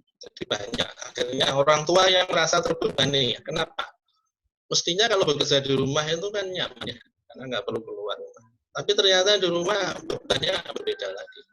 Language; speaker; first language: Indonesian; non-native, local second language; Javanese